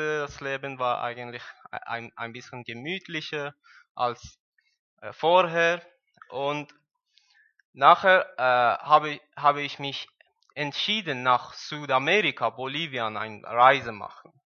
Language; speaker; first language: German; non-native, learner; Persian